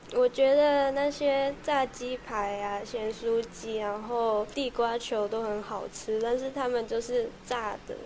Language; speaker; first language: Chinese; non-native, local second language; Cantonese